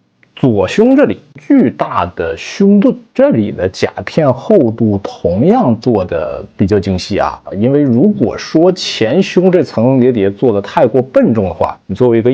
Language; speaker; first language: Chinese; native; Chinese